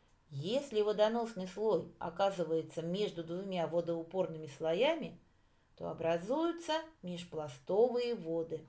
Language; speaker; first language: Russian; native; Russian